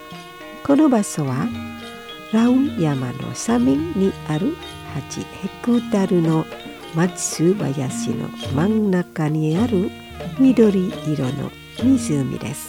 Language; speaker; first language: Japanese; non-native, fluent; Indonesian